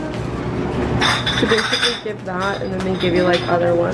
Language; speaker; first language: English; early bilingual, other home language; Spanish